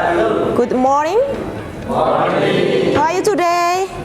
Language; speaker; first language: English; non-native, learner; Indonesian